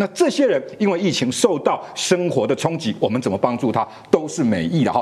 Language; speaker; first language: Chinese; native; Chinese